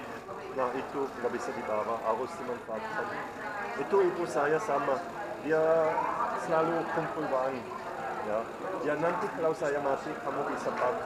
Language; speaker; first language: Indonesian; non-native, fluent; German